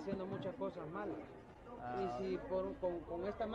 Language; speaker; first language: Spanish; native; Spanish